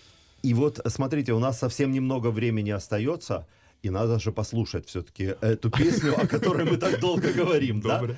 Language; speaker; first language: Russian; native; Russian